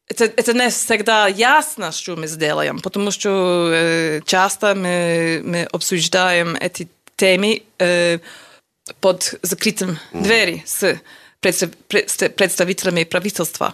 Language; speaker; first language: Russian; non-native, learner; English